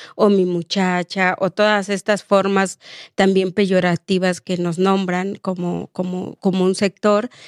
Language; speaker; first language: Spanish; non-native, local second language; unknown